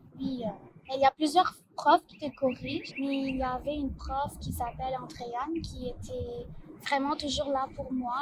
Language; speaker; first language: French; non-native, fluent; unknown